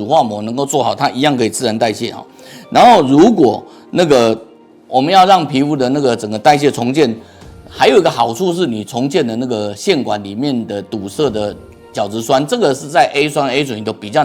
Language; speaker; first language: Chinese; native; Chinese